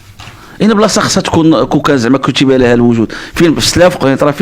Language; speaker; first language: Arabic; native; Arabic